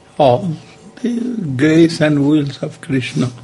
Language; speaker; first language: English; non-native, local second language; Bangla